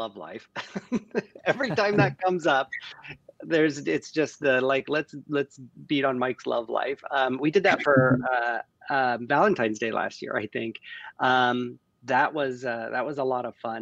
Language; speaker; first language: English; native; English